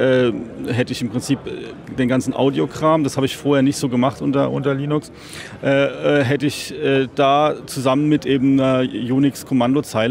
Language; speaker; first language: German; native; German